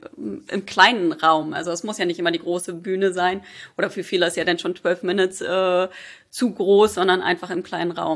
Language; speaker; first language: German; native; German